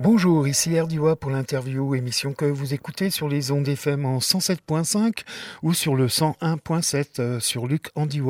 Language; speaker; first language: French; native; French